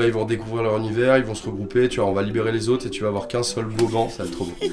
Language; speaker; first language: French; native; French